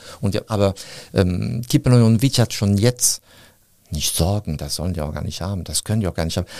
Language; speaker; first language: German; non-native, fluent; French